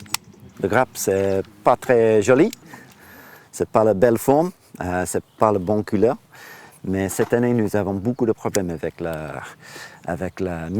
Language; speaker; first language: French; non-native, learner; English